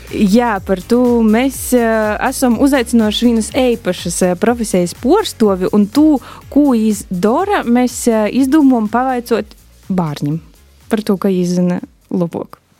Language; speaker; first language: Latvian; native; Latvian